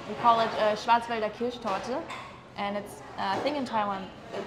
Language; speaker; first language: English; non-native, fluent; German